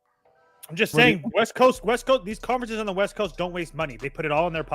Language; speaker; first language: English; native; English